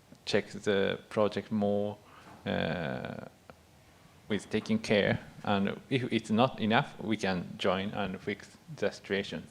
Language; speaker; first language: English; non-native, fluent; Japanese